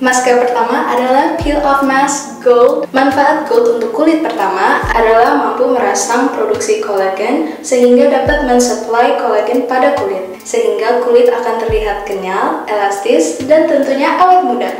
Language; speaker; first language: Indonesian; early bilingual, heritage; Indonesian